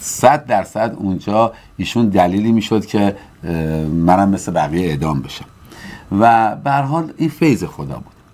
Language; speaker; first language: Persian; native; Persian